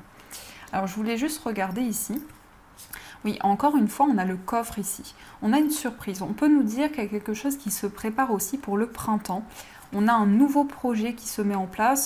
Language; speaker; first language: French; native; French